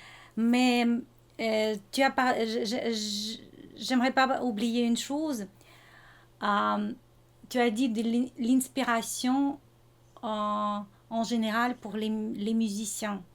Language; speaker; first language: French; non-native, fluent; Russian